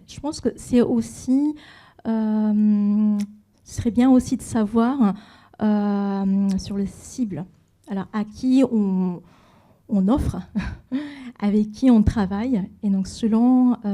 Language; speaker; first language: French; non-native, fluent; Japanese